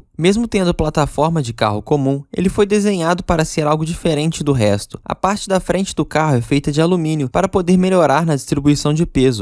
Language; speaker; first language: Portuguese; native; Portuguese